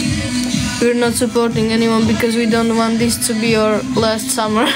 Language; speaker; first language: English; non-native, learner; Slovak